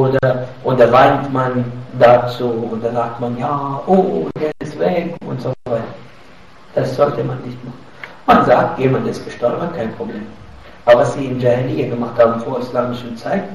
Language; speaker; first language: German; non-native, fluent; Arabic